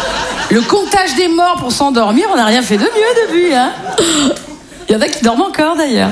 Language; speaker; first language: French; native; French